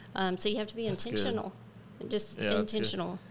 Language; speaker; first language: English; native; English